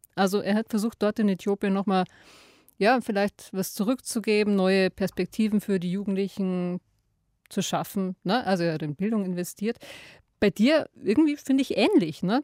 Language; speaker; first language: German; native; German